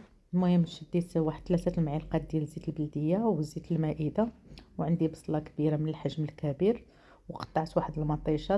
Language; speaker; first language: Arabic; native; Arabic